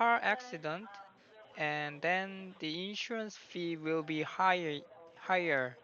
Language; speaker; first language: English; non-native, learner; Korean